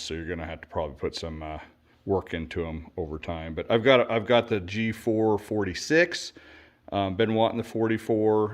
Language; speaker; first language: English; native; English